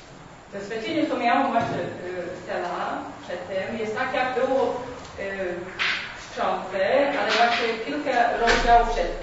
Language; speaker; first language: Polish; non-native, learner; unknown